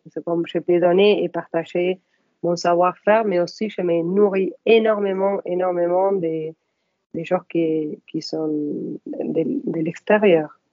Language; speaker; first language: French; non-native, fluent; Spanish